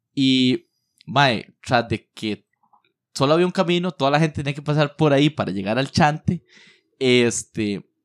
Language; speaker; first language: Spanish; native; Spanish